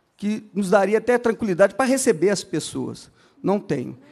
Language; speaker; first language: Portuguese; native; Portuguese